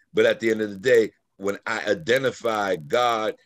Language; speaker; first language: English; native; English